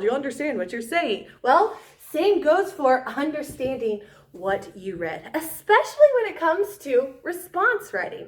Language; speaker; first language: English; native; English